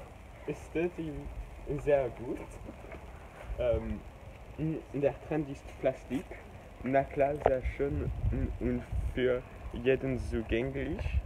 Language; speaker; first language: German; non-native, learner; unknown